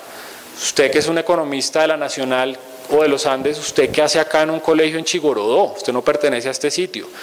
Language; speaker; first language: Spanish; native; Spanish